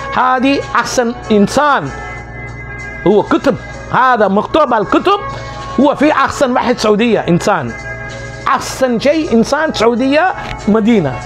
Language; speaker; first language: Arabic; non-native, learner; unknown